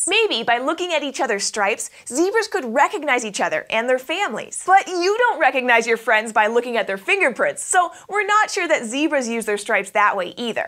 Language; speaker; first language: English; native; English